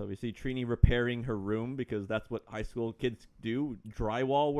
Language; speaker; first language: English; native; English